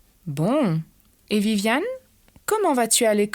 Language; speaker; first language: French; non-native, fluent; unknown